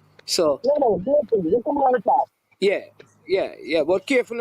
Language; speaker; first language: English; non-native, local second language; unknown